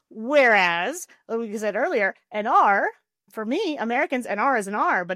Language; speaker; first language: English; native; English